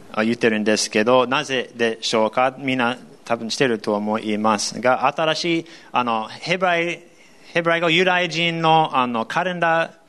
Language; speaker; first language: Japanese; non-native, fluent; English